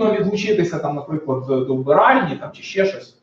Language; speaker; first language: Ukrainian; native; Ukrainian